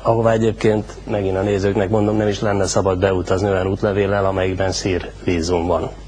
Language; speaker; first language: Hungarian; native; Hungarian